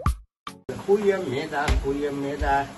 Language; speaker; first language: Dutch; non-native, local second language; Caribbean Hindustani